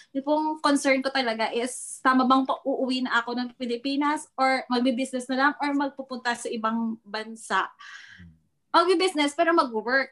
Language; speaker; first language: Filipino; non-native, local second language; Hiligaynon